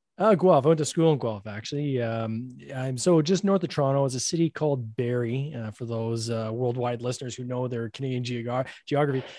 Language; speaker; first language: English; native; English